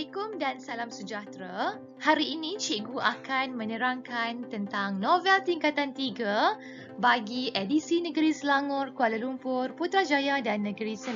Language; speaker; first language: Malay; native; Malay